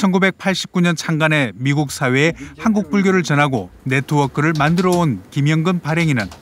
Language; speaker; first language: Korean; native; Korean